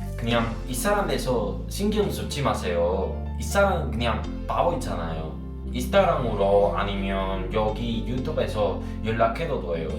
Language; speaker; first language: Korean; non-native, learner; Spanish